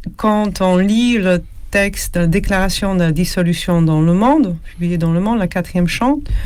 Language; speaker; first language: French; non-native, fluent; Polish